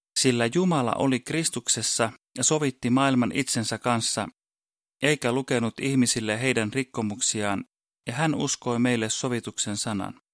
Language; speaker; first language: Finnish; early bilingual, heritage; Finnish